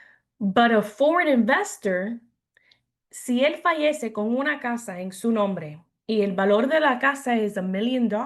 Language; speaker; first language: Spanish; early bilingual, heritage; English